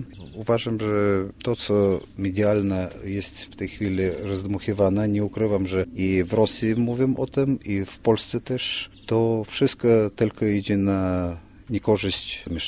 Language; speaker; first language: Polish; non-native, fluent; Russian